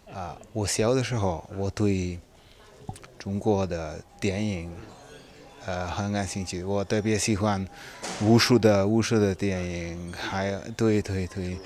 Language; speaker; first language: Chinese; non-native, fluent; Hungarian